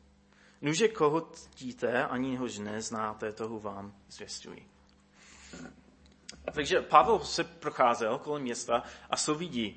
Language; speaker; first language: Czech; non-native, fluent; English